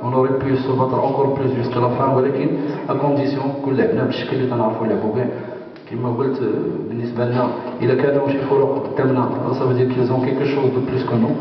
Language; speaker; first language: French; non-native, local second language; Arabic